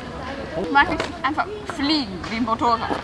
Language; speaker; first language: German; non-native, learner; Cantonese